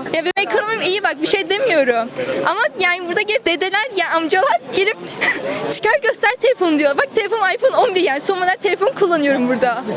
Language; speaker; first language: Turkish; early bilingual, heritage; Turkish